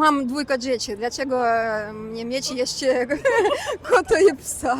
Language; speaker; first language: Polish; early bilingual, heritage; Russian